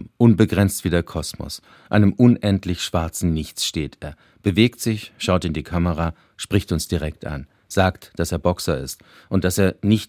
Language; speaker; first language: German; native; German